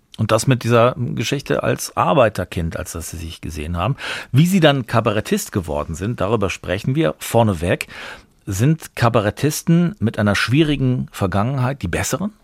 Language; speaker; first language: German; native; German